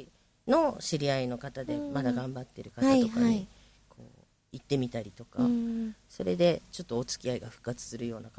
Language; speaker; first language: Japanese; native; Japanese